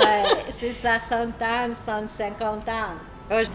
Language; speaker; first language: French; non-native, learner; Hungarian